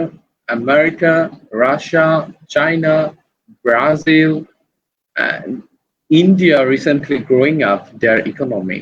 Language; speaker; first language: English; non-native, learner; Bangla